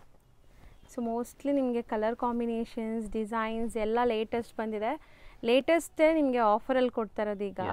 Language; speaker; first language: Kannada; native; Kannada